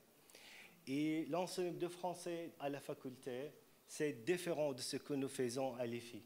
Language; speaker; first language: French; non-native, fluent; Arabic